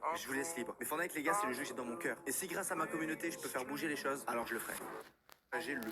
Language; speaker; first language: French; native; French